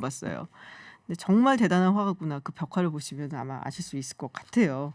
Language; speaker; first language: Korean; native; Korean